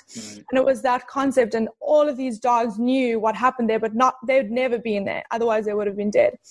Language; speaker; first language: English; native; English